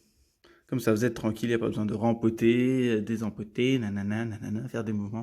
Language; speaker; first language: French; native; French